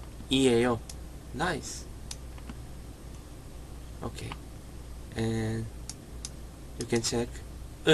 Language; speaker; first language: English; non-native, learner; Korean